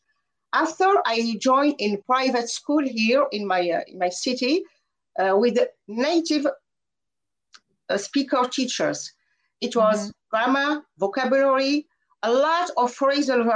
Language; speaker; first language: English; non-native, fluent; French